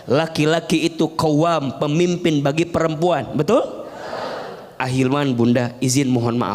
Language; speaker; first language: Indonesian; native; Indonesian